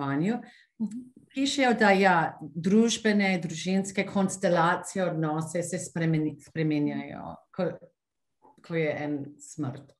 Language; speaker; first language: Slovenian; non-native, fluent; English